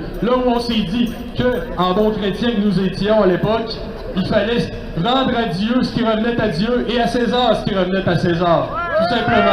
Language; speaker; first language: French; native; French